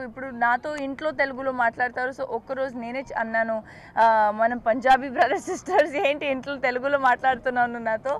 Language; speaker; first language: Telugu; non-native, fluent; Punjabi